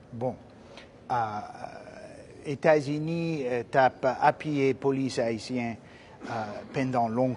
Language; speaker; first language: Haitian Creole; non-native, fluent; English